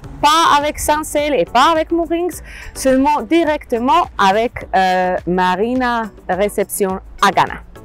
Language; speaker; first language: French; non-native, learner; Croatian